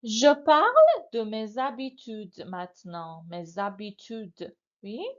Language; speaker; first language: French; non-native, fluent; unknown